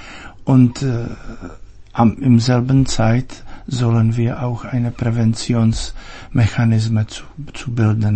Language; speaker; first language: German; non-native, fluent; Czech